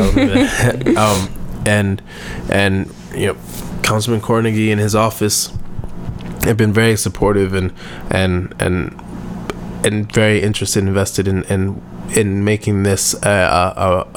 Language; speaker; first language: English; native; English